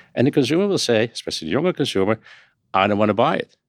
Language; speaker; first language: English; non-native, fluent; Dutch